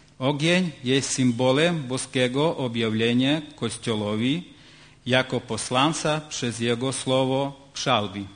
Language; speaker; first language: Polish; non-native, learner; Ukrainian